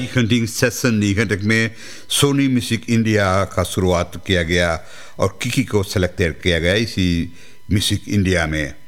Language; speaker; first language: Hindi; early bilingual, heritage; Hindi